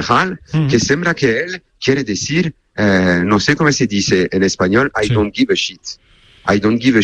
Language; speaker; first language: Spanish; non-native, learner; French